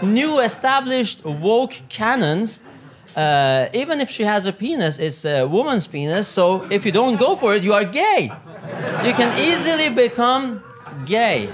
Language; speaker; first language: English; non-native, fluent; Italian